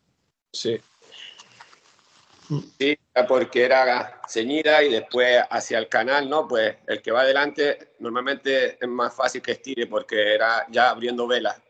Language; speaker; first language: Spanish; native; Spanish